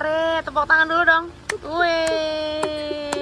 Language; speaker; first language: Indonesian; native; Indonesian